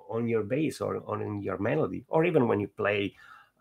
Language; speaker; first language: English; non-native, fluent; Italian